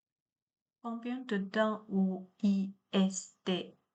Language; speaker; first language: French; non-native, learner; Chinese